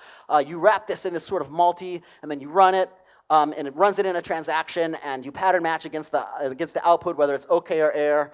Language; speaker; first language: English; native; English